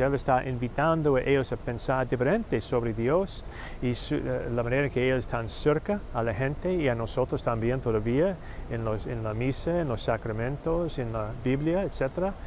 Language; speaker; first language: Spanish; non-native, learner; English